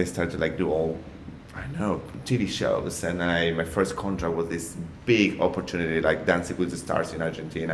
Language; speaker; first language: English; non-native, learner; Spanish